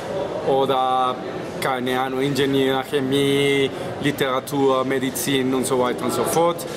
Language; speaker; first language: German; non-native, learner; Spanish